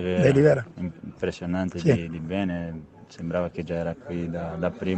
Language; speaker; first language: Italian; non-native, fluent; Portuguese